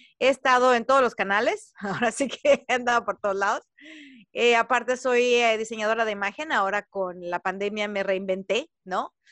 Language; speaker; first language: Spanish; native; Spanish